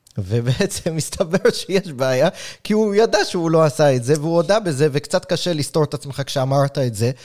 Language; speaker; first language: Hebrew; native; Hebrew